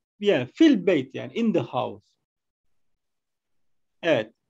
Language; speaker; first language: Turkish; non-native, fluent; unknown